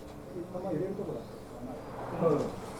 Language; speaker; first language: Japanese; native; Japanese